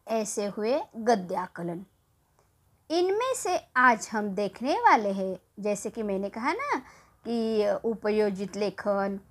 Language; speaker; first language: Hindi; non-native, local second language; Marathi